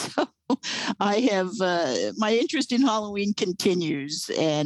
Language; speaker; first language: English; native; English